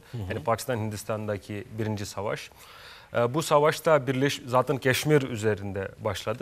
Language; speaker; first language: Turkish; non-native, fluent; Kashmiri